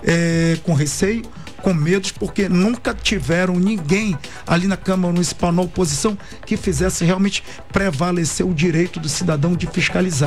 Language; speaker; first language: Portuguese; native; Portuguese